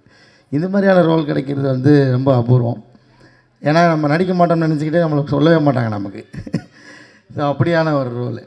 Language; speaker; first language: Tamil; native; Tamil